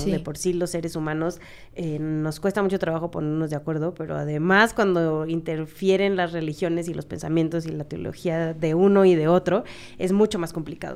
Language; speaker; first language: Spanish; native; Spanish